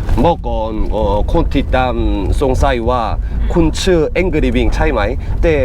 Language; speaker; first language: Thai; non-native, learner; Korean